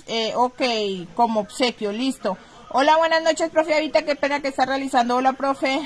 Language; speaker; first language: Spanish; native; Spanish